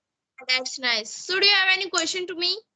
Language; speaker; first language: English; non-native, learner; Hindi